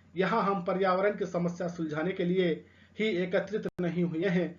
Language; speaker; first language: Hindi; non-native, local second language; Telugu